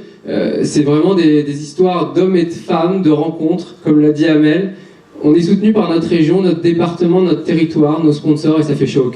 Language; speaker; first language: French; native; French